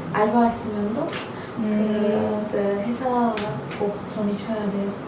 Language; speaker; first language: Korean; non-native, learner; Turkish